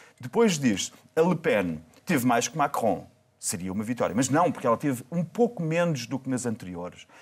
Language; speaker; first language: Portuguese; native; Portuguese